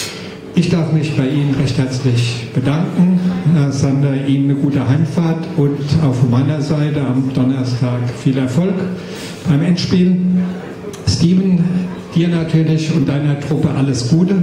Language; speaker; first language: German; native; German